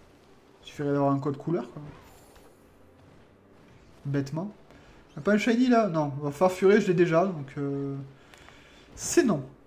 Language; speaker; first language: French; native; French